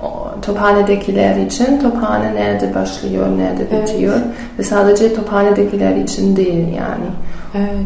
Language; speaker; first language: Turkish; non-native, learner; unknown